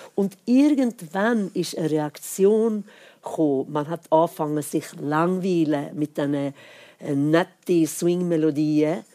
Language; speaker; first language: German; non-native, fluent; Swedish